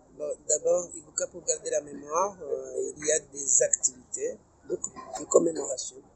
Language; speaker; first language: French; non-native, local second language; Kinyarwanda